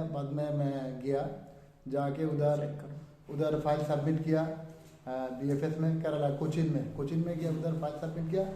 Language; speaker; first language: Hindi; non-native, learner; Bangla